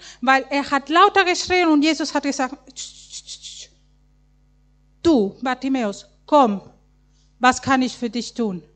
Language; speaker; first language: German; non-native, fluent; Spanish